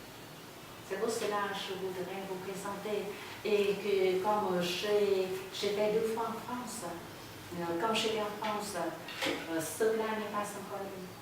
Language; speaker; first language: French; non-native, fluent; Vietnamese